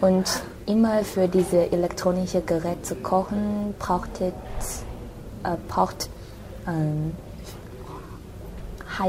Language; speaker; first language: German; non-native, learner; Chinese